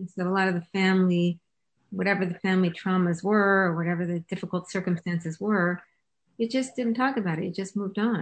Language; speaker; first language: English; native; English